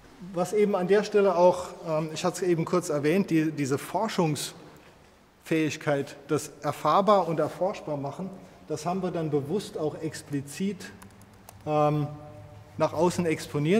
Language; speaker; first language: German; native; German